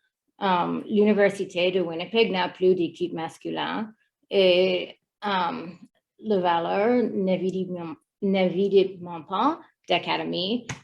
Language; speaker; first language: French; non-native, learner; English